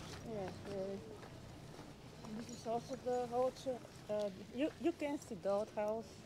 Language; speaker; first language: English; non-native, learner; Bulgarian